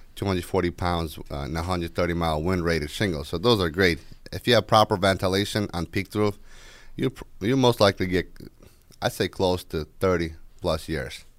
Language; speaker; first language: English; non-native, fluent; Ukrainian